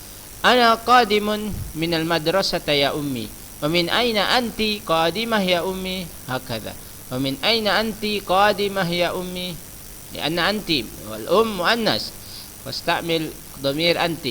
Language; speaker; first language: Arabic; non-native, fluent; Indonesian